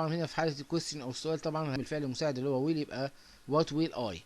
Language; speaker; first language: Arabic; native; Arabic